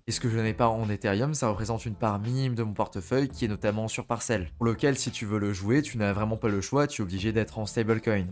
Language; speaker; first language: French; native; French